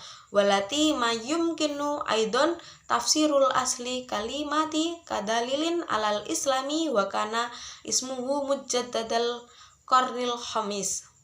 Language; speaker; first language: Arabic; non-native, learner; Indonesian